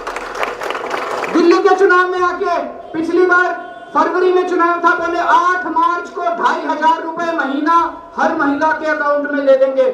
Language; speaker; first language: Hindi; native; Hindi